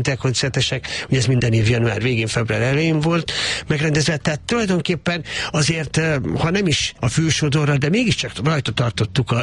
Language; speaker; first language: Hungarian; native; Hungarian